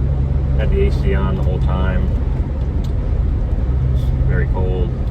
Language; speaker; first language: English; native; English